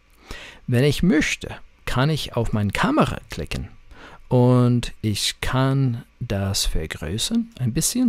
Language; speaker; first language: German; non-native, fluent; English